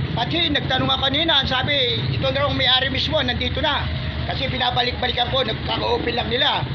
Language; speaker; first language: Filipino; native; Filipino